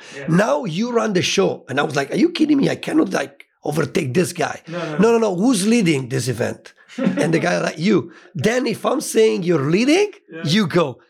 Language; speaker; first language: English; non-native, fluent; Italian